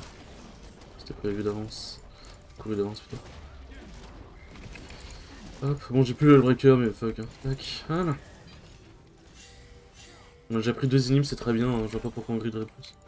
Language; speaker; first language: French; native; French